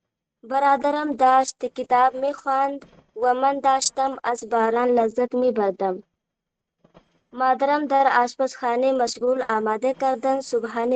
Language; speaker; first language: Persian; non-native, learner; Urdu